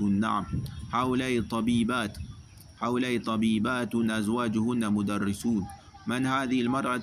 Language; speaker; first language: Arabic; non-native, fluent; French